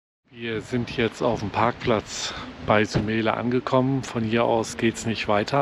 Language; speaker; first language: German; native; German